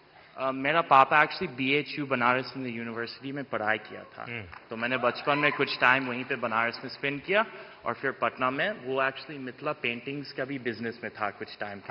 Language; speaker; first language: Hindi; non-native, fluent; English